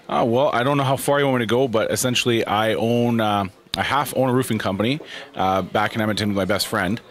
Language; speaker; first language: English; native; English